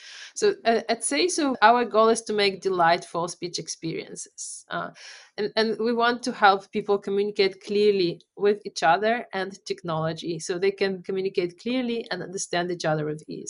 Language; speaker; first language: English; non-native, fluent; Polish